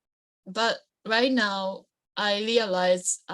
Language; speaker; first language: English; non-native, learner; Japanese